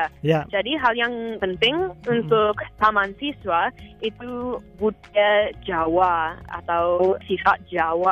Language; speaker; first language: Indonesian; non-native, fluent; English